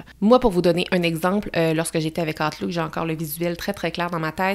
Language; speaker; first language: French; native; French